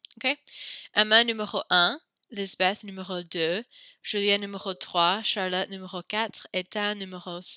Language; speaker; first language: French; non-native, fluent; English